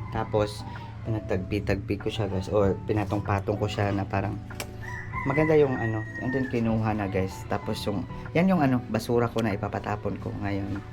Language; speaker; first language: Filipino; non-native, local second language; Waray